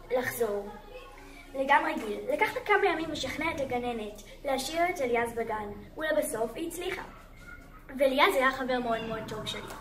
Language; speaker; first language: Hebrew; native; Hebrew